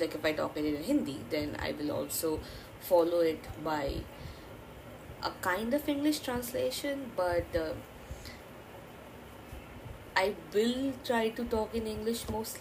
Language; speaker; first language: English; non-native, local second language; Bangla